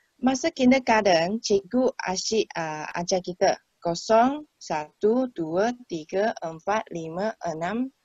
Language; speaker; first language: Malay; non-native, local second language; Chinese